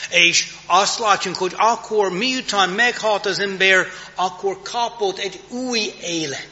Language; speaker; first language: Hungarian; non-native, fluent; English